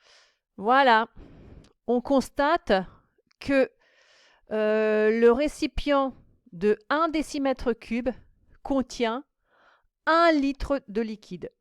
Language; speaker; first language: French; native; French